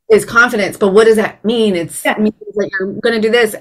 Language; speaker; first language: English; native; English